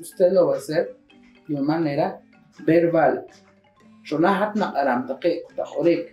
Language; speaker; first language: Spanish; non-native, local second language; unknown